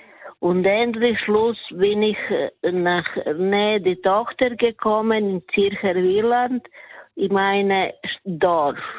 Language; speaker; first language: German; non-native, learner; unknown